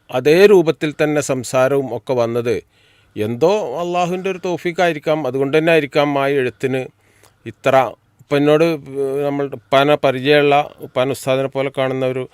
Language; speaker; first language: Malayalam; native; Malayalam